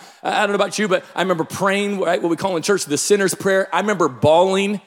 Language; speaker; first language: English; native; English